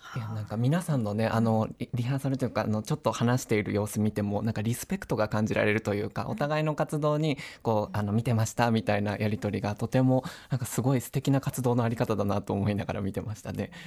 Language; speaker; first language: Japanese; native; Japanese